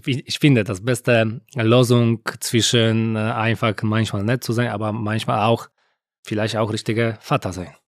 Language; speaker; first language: German; non-native, learner; Polish